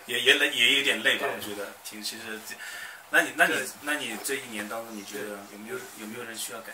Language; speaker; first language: Chinese; native; Chinese